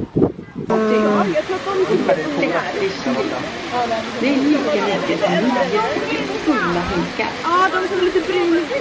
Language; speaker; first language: Swedish; native; Swedish